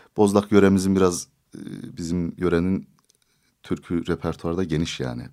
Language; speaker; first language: Turkish; native; Turkish